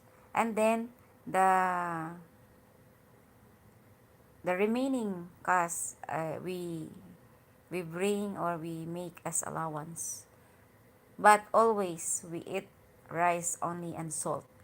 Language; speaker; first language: English; non-native, learner; Hiligaynon